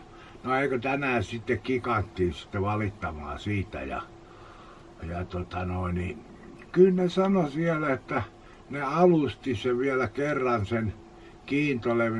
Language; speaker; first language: Finnish; native; Finnish